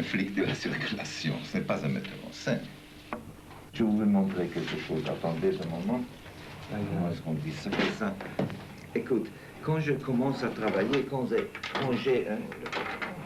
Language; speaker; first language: French; non-native, fluent; German